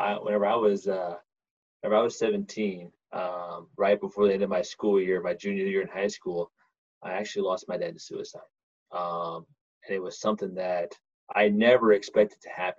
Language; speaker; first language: English; native; English